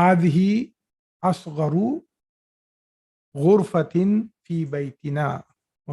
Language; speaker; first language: Arabic; non-native, fluent; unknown